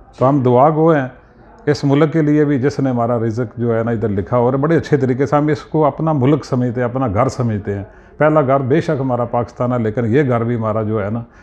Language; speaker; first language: Urdu; non-native, local second language; Punjabi